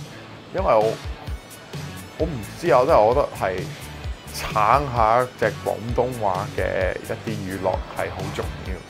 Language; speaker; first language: Chinese; non-native, fluent; English